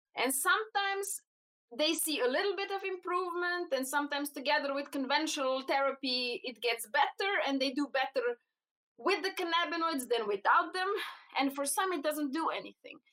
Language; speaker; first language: English; non-native, fluent; Slovenian